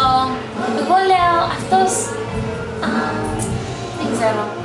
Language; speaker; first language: Greek; early bilingual, heritage; English